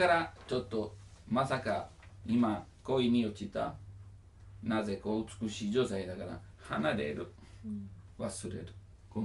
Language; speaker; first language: Japanese; non-native, learner; Italian